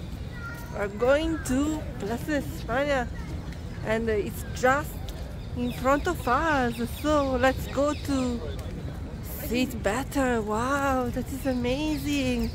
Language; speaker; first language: English; non-native, fluent; Italian